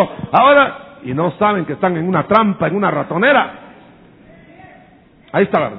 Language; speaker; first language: Spanish; native; Spanish